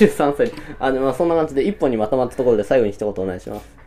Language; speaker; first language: Japanese; native; Japanese